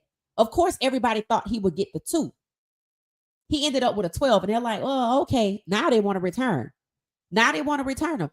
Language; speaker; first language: English; native; English